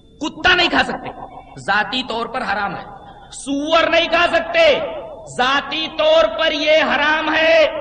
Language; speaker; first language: Urdu; native; Urdu